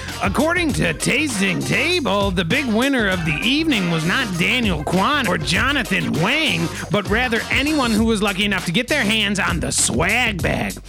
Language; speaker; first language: English; native; English